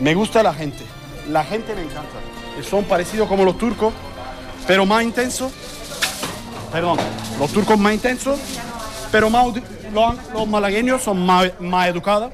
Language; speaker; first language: Spanish; non-native, learner; Turkish